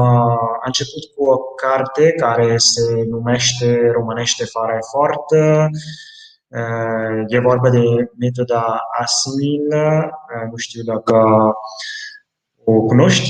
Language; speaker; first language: Romanian; non-native, fluent; Italian